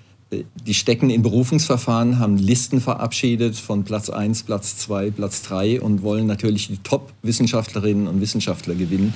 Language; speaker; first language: German; native; German